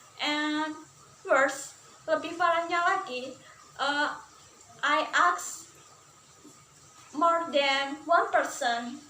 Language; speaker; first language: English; non-native, learner; Indonesian